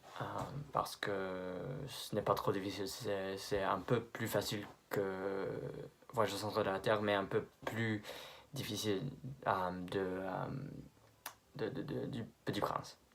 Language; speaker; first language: French; non-native, fluent; English